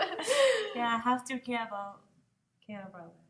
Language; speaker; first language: English; non-native, fluent; Japanese